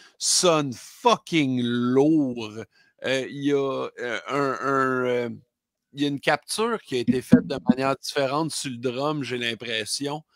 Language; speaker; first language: French; native; French